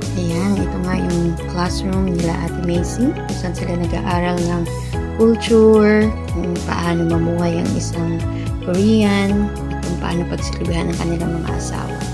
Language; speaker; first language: Filipino; native; Filipino